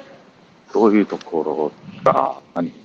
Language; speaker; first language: Japanese; non-native, learner; English